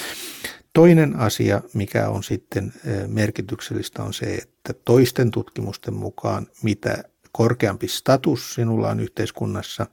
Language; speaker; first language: Finnish; native; Finnish